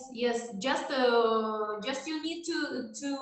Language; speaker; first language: English; non-native, learner; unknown